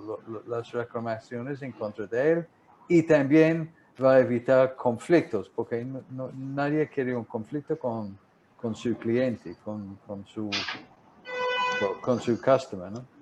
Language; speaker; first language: Spanish; non-native, fluent; English